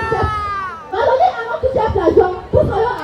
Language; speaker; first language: French; non-native, learner; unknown